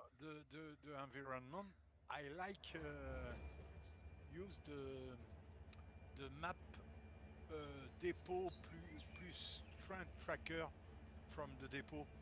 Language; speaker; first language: English; non-native, learner; French